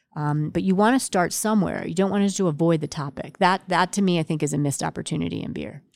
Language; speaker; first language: English; native; English